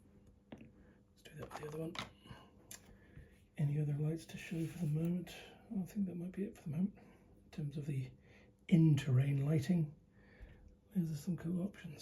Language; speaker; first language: English; native; English